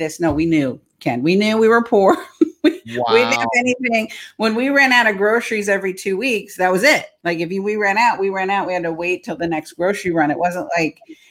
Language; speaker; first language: English; native; English